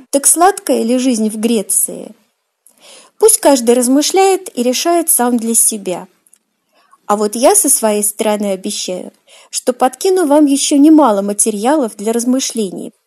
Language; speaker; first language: Russian; native; Russian